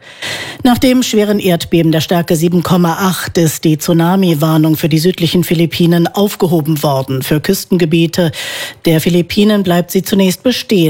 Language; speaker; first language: German; native; German